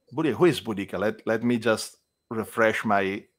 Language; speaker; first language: English; non-native, fluent; Italian